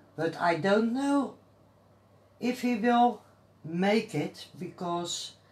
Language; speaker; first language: English; non-native, learner; Dutch